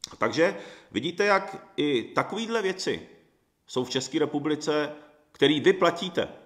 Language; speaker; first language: Czech; early bilingual, other home language; Japanese